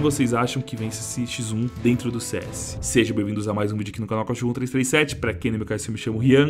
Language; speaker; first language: Portuguese; native; Portuguese